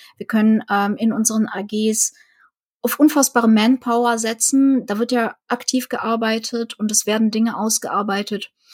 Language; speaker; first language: German; early bilingual, other home language; Russian